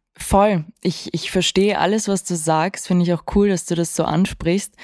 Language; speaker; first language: German; native; German